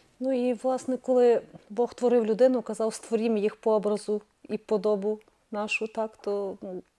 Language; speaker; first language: Ukrainian; native; Ukrainian